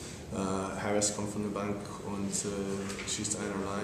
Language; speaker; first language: German; non-native, fluent; English